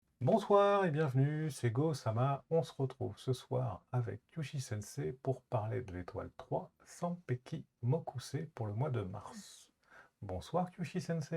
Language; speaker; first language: French; native; French